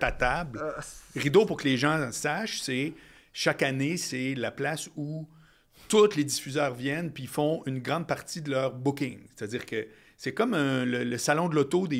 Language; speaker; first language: French; native; French